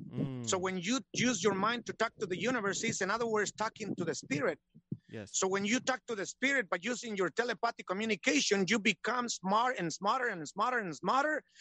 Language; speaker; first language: English; non-native, learner; Spanish